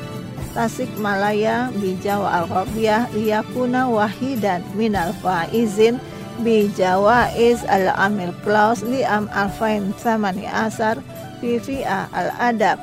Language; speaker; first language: Arabic; non-native, learner; Indonesian